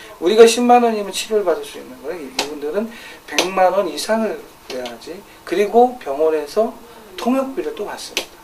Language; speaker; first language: Korean; native; Korean